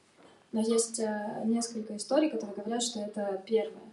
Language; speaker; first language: Russian; native; Russian